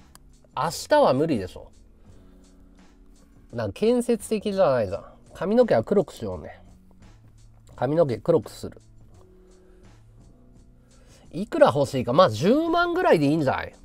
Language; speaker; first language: Japanese; native; Japanese